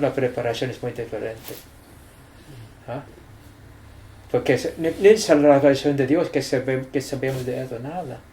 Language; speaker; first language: Spanish; non-native, fluent; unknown